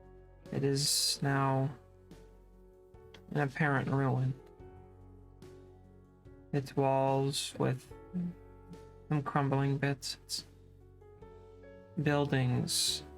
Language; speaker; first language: English; native; English